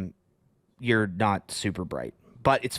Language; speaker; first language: English; native; English